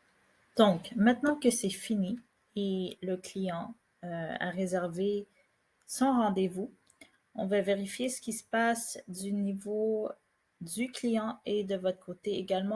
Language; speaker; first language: French; native; French